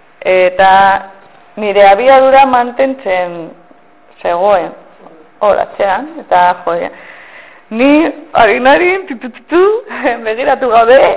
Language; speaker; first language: Basque; non-native, local second language; Spanish